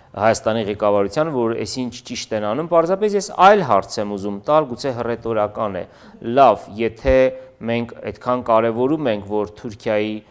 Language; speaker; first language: Armenian; native; Armenian